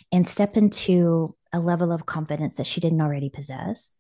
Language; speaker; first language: English; native; English